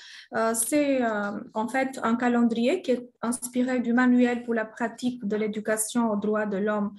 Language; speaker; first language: French; non-native, fluent; Albanian